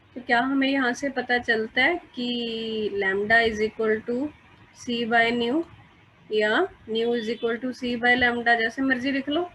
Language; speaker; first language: Hindi; non-native, local second language; Punjabi